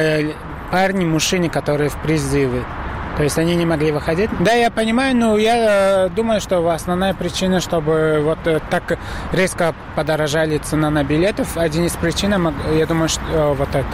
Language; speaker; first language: Russian; non-native, fluent; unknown